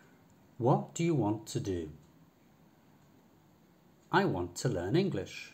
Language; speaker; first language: English; non-native, fluent; Polish